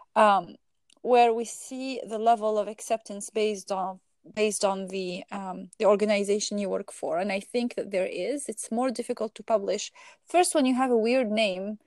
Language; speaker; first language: English; non-native, fluent; Arabic